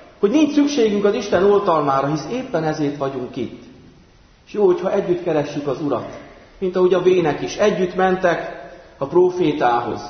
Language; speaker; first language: Hungarian; native; Hungarian